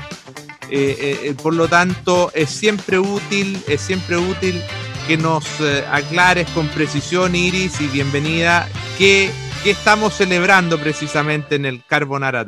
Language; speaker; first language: Spanish; non-native, fluent; Italian